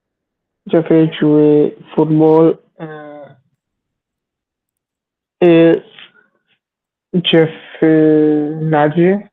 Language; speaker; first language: French; non-native, learner; Hindi